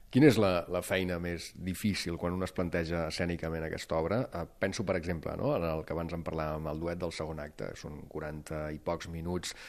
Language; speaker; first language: Catalan; native; Catalan